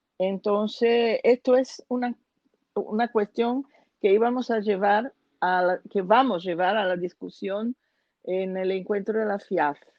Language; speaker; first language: Spanish; non-native, fluent; Portuguese